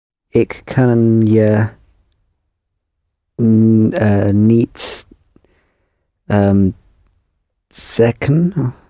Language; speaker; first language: Dutch; non-native, learner; English